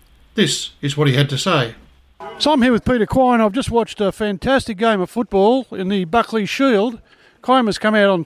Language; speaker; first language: English; native; English